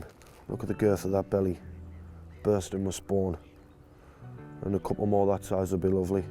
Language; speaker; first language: English; native; English